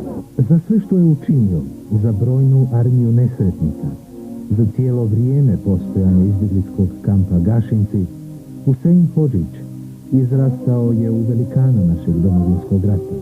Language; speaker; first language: Bosnian; native; Bosnian